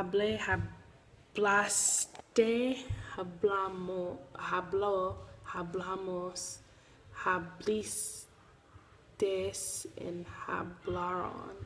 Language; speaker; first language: Spanish; non-native, learner; English